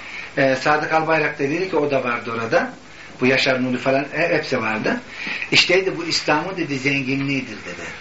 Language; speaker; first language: Turkish; native; Turkish